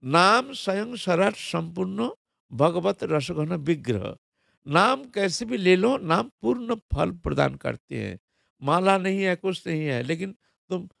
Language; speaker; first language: Hindi; non-native, local second language; Bangla